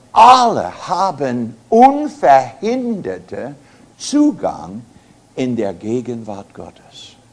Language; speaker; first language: German; non-native, fluent; English